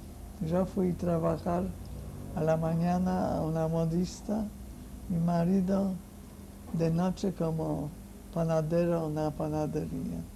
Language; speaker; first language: Spanish; non-native, fluent; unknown